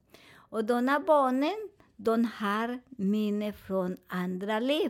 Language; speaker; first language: Swedish; non-native, fluent; Spanish